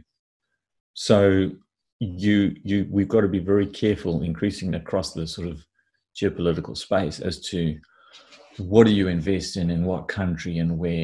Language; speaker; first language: English; native; English